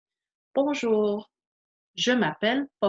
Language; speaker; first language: French; non-native, fluent; English